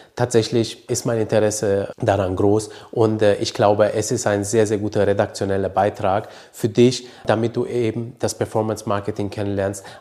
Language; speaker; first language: German; early bilingual, other home language; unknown